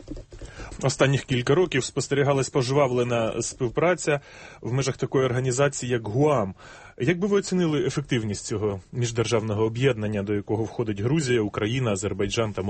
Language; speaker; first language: Ukrainian; native; Ukrainian